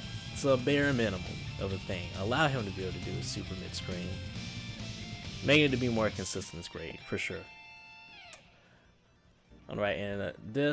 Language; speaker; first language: English; native; English